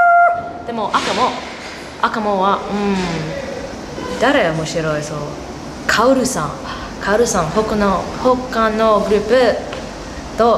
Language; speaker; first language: Japanese; non-native, learner; English